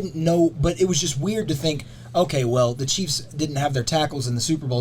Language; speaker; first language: English; native; English